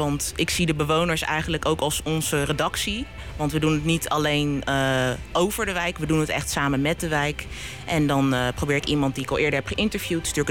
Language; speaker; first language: Dutch; native; Dutch